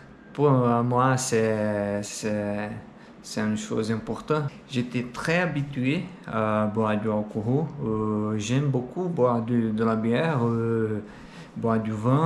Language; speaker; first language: French; non-native, learner; Portuguese